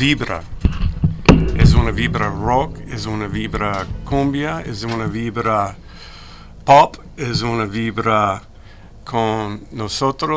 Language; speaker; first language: Spanish; non-native, learner; English